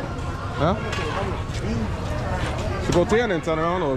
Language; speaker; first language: English; native; English